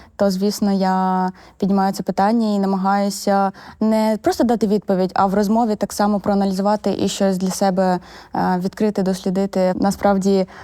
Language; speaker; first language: Ukrainian; native; Ukrainian